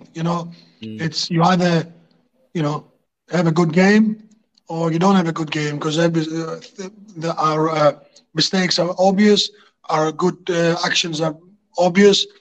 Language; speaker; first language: English; non-native, fluent; Greek